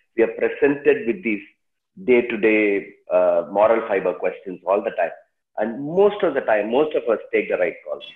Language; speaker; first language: English; non-native, local second language; Tamil